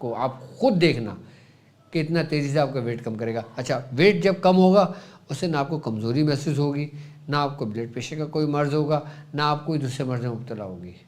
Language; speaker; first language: Urdu; native; Urdu